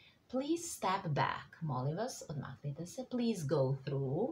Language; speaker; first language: English; non-native, fluent; Serbian